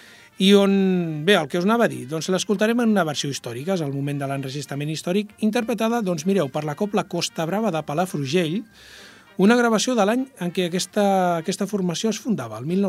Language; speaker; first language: Catalan; native; Catalan